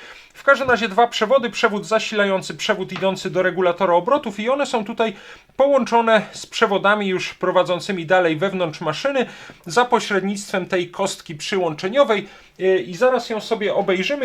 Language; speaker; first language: Polish; native; Polish